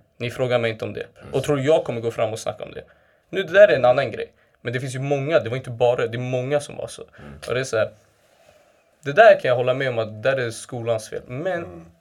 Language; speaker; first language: Swedish; early bilingual, other home language; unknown